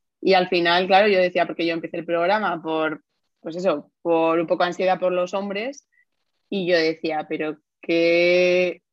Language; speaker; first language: Spanish; native; Spanish